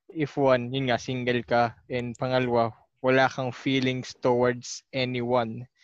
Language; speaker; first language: English; non-native, local second language; Filipino